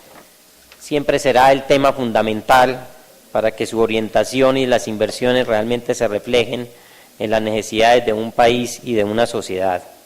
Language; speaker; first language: Spanish; native; Spanish